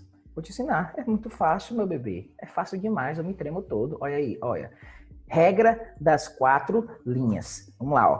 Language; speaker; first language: Portuguese; native; Portuguese